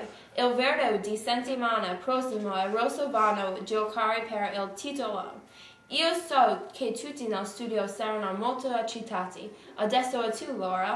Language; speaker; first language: Italian; non-native, learner; English